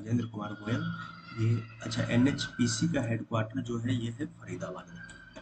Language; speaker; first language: Hindi; native; Hindi